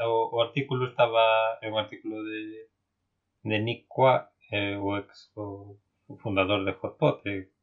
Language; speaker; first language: Spanish; non-native, local second language; Galician